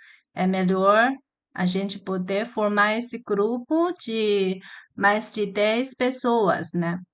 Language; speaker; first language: Portuguese; non-native, learner; Chinese